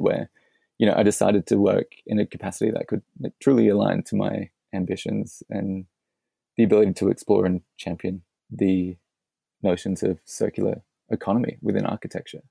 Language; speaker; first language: English; native; English